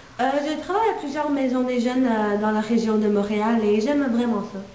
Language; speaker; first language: French; non-native, local second language; English